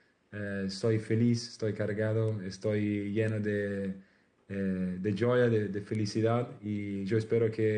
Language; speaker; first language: Spanish; non-native, learner; Italian